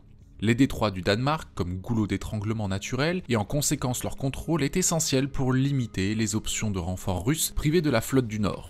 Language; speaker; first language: French; native; French